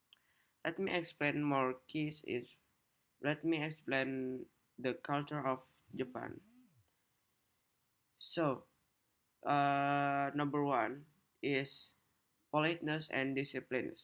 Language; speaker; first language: English; non-native, learner; Indonesian